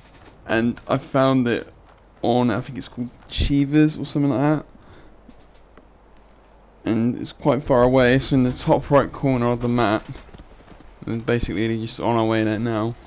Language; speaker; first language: English; native; English